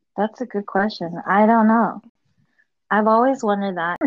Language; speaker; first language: English; native; English